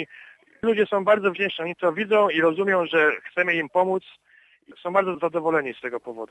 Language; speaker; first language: Polish; early bilingual, heritage; Polish